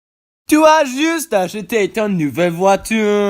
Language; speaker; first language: French; non-native, learner; English